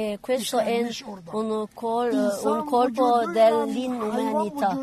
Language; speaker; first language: Italian; non-native, learner; Kurdish